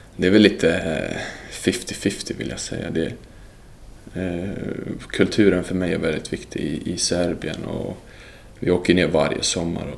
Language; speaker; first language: Swedish; early bilingual, other home language; Serbian